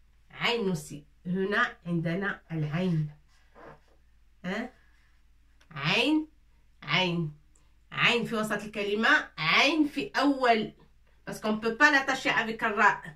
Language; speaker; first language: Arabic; non-native, fluent; French